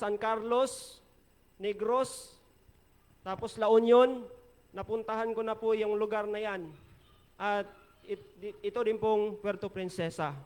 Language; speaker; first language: Filipino; non-native, local second language; Hiligaynon